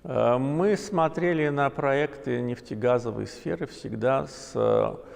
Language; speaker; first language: Russian; non-native, local second language; Azerbaijani